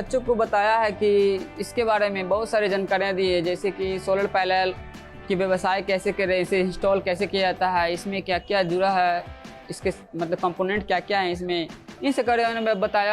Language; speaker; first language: Hindi; native; Hindi